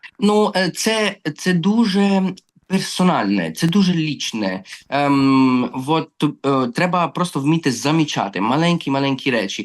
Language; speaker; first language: Ukrainian; early bilingual, heritage; Ukrainian